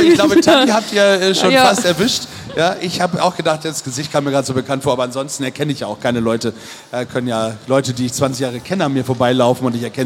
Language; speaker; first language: German; native; German